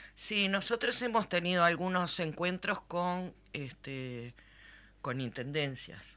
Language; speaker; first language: Spanish; native; Spanish